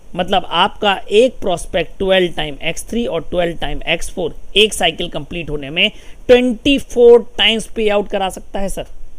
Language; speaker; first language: Hindi; native; Hindi